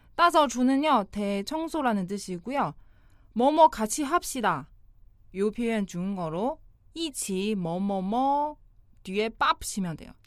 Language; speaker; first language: Korean; non-native, fluent; Chinese